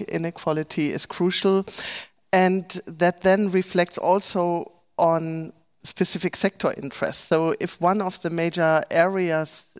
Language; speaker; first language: English; non-native, fluent; German